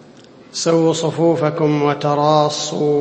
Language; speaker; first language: Arabic; native; Arabic